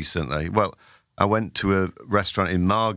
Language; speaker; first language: English; native; English